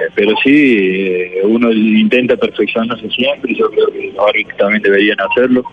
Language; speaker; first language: Spanish; native; Spanish